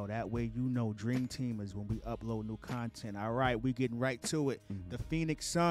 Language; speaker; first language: English; native; English